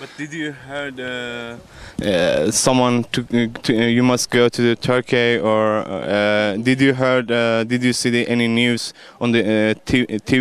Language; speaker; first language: English; non-native, learner; Turkish